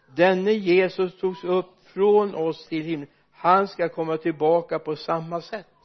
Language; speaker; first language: Swedish; native; Swedish